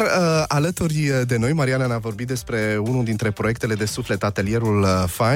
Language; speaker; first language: Romanian; native; Romanian